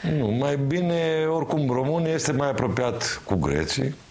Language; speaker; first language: Romanian; non-native, learner; Greek